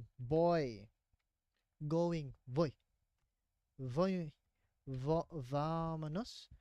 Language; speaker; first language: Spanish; non-native, learner; English